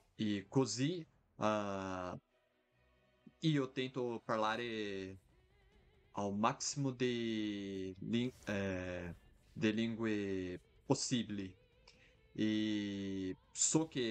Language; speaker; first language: Italian; non-native, learner; Portuguese